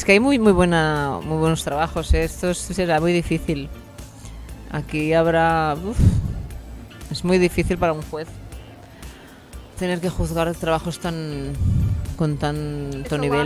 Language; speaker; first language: Spanish; native; Spanish